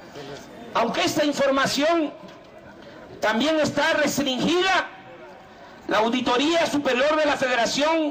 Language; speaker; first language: Spanish; native; Spanish